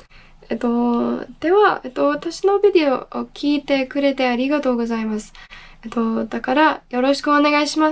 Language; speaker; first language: Japanese; non-native, learner; English